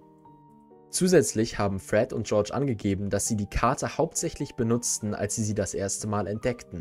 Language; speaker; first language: German; native; German